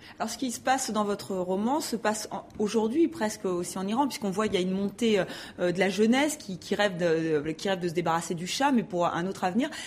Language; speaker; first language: French; native; French